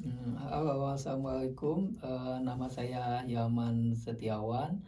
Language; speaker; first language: Indonesian; native; Indonesian